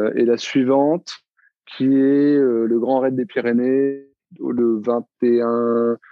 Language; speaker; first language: French; native; French